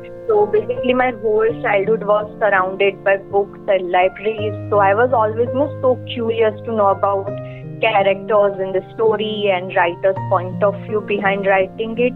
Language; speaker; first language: English; non-native, local second language; Gujarati